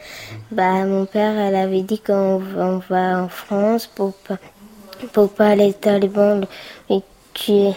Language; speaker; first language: French; early bilingual, other home language; Pashto